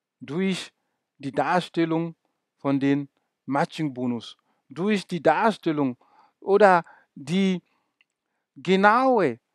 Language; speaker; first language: German; non-native, fluent; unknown